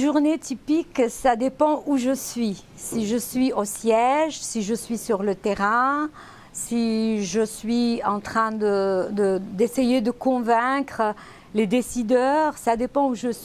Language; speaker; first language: French; non-native, local second language; Arabic